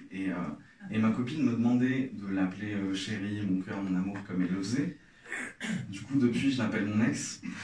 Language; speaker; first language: French; non-native, local second language; Arabic